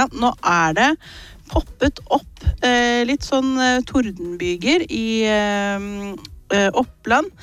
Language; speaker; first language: Norwegian; native; Norwegian